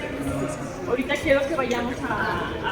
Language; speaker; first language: Spanish; native; Spanish